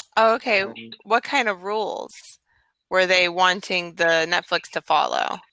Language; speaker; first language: English; native; English